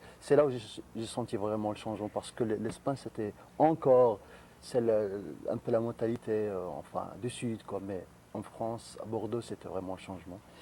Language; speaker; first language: French; non-native, local second language; Arabic